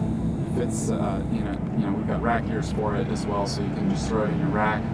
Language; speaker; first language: English; native; English